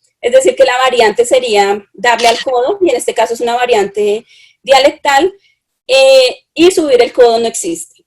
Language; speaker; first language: Spanish; native; Spanish